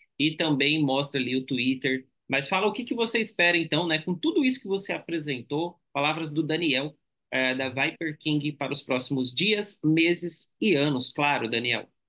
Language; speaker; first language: Portuguese; native; Portuguese